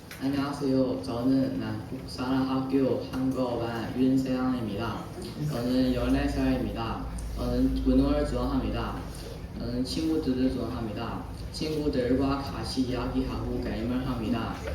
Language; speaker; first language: Korean; non-native, learner; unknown